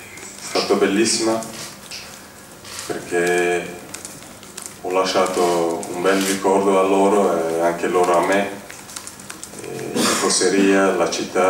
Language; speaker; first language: Italian; non-native, fluent; Turkish